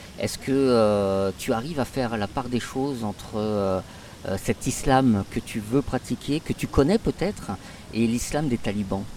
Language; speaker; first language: French; native; French